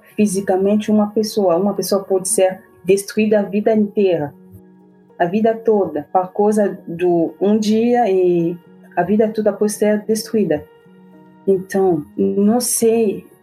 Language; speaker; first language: Portuguese; non-native, fluent; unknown